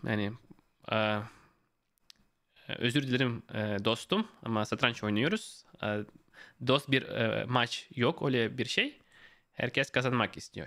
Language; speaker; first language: Turkish; non-native, fluent; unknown